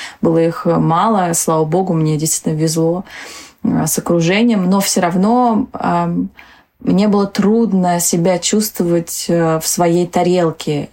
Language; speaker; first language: Russian; early bilingual, other home language; Tajik